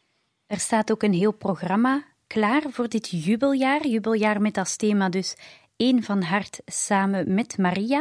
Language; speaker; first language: Dutch; native; Dutch